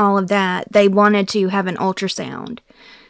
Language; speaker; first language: English; native; English